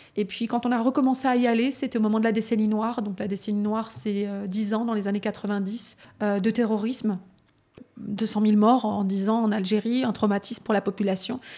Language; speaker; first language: French; native; French